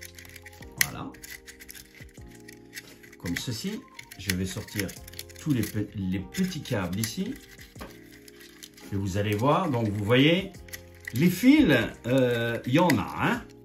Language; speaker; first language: French; native; French